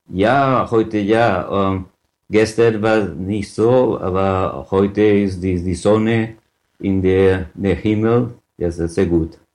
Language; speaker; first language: German; non-native, learner; Catalan